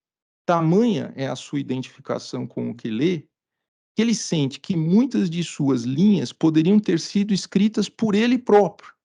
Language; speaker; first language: Portuguese; native; Portuguese